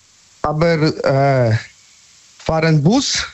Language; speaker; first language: German; non-native, learner; Polish